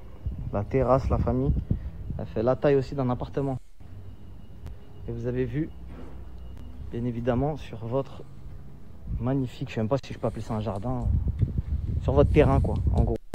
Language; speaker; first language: French; native; French